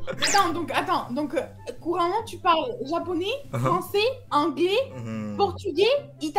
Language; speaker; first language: French; non-native, fluent; Spanish